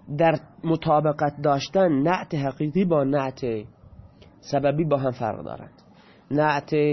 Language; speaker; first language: Persian; non-native, local second language; Baluchi